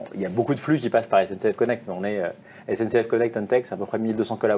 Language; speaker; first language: French; native; French